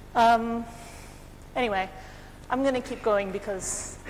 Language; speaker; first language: English; native; English